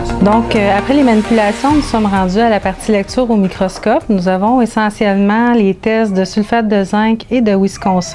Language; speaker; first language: French; native; French